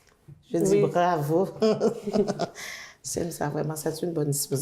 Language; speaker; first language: French; non-native, learner; Haitian Creole